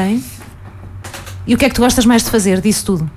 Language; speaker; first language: Portuguese; native; Portuguese